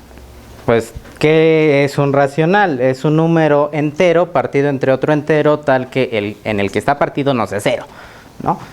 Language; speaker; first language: Spanish; native; Spanish